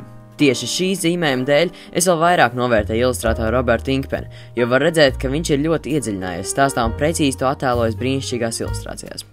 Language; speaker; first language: Latvian; native; Latvian